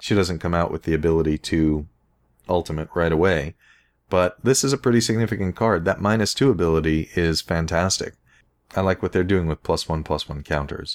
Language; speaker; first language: English; native; English